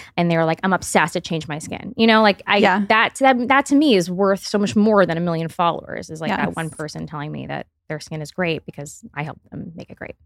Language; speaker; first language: English; native; English